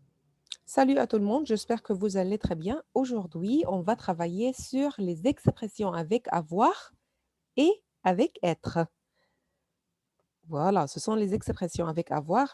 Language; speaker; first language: French; non-native, fluent; Arabic